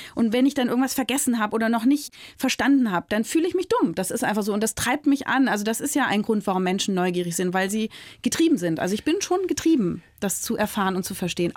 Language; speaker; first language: German; native; German